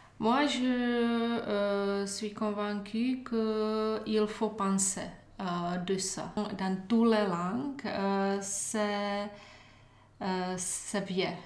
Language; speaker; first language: French; non-native, learner; Czech